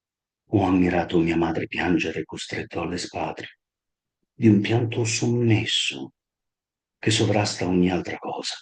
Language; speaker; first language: Italian; native; Italian